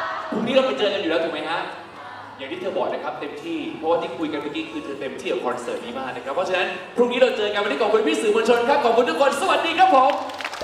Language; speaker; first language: Thai; native; Thai